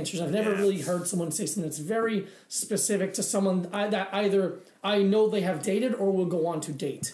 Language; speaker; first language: English; early bilingual, other home language; Spanish